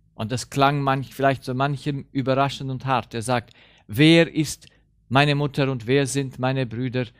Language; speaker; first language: German; early bilingual, heritage; Romanian